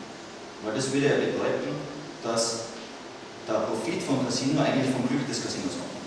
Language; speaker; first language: German; native; German